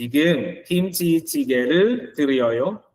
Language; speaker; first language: Korean; non-native, fluent; Filipino